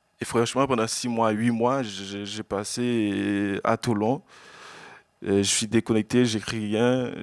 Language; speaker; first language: French; non-native, local second language; Haitian Creole